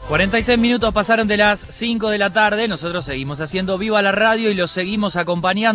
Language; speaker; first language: Spanish; native; Spanish